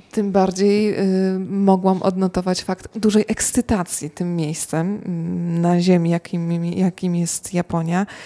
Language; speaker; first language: Polish; native; Polish